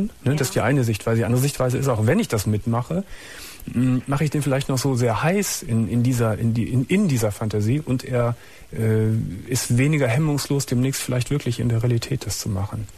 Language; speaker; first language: German; native; German